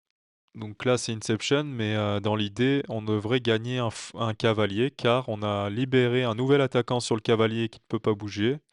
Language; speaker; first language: French; native; French